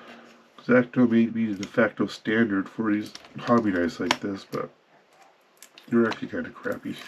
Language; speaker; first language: English; native; English